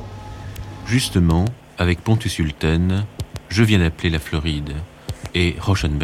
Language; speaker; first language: French; native; French